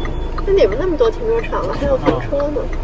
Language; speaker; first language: Chinese; native; Chinese